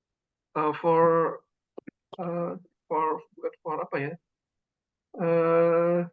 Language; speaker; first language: English; non-native, learner; Indonesian